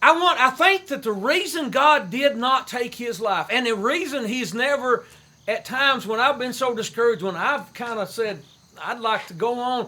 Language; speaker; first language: English; native; English